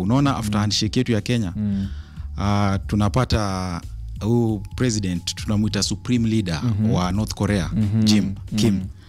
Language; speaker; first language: English; non-native, local second language; Luo (Kenya and Tanzania)